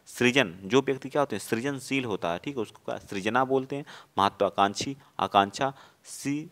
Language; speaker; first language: Hindi; native; Hindi